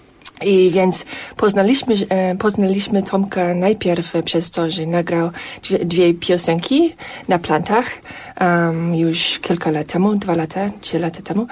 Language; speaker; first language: Polish; non-native, fluent; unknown